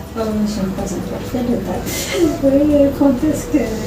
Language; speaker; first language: French; non-native, learner; Malagasy